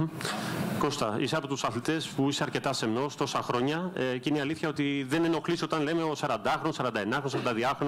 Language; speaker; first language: Greek; native; Greek